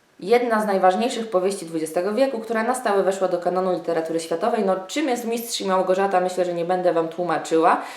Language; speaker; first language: Polish; native; Polish